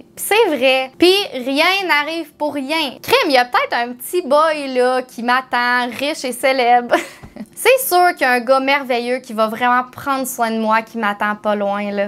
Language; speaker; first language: French; native; French